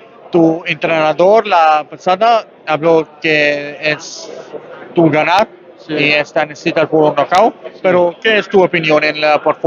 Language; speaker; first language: Spanish; non-native, learner; English